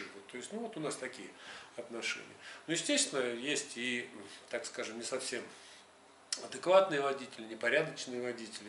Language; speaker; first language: Russian; native; Russian